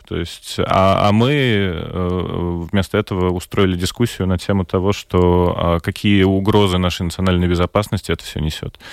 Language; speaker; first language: Russian; non-native, local second language; Latvian